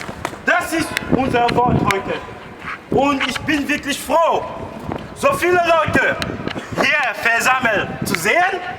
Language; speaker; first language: German; non-native, learner; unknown